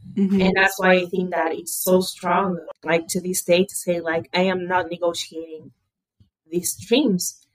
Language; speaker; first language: English; early bilingual, other home language; Portuguese